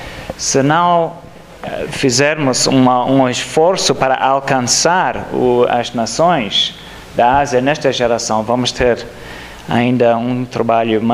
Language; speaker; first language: Portuguese; non-native, fluent; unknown